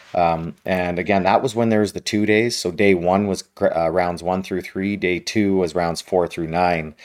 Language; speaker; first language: English; native; English